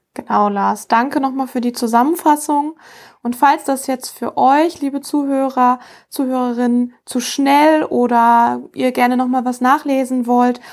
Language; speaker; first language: German; native; German